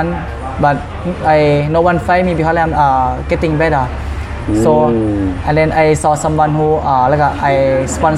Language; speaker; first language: English; non-native, learner; Thai